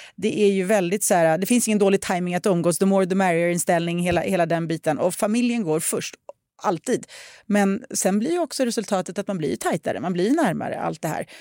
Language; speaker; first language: Swedish; early bilingual, other home language; Russian